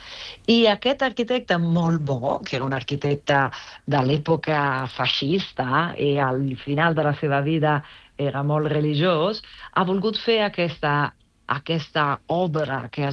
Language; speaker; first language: Catalan; non-native, fluent; Italian